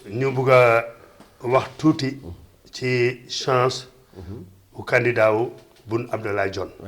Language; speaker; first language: Wolof; non-native, local second language; Serer